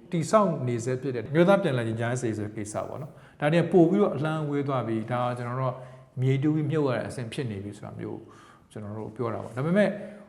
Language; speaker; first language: Burmese; native; Burmese